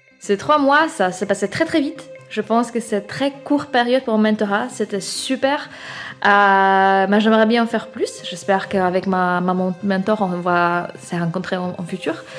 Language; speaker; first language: French; non-native, fluent; Polish